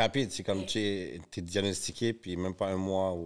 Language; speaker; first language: French; native; French